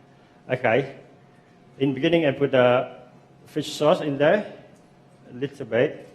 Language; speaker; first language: English; non-native, fluent; Thai